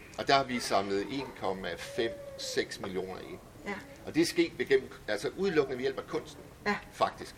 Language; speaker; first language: Danish; native; Danish